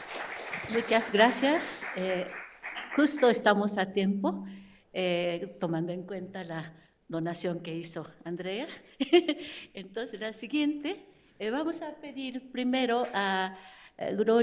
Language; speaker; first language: Spanish; non-native, fluent; Japanese